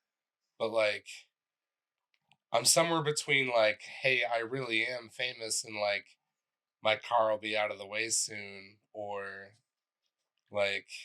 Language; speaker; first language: English; native; English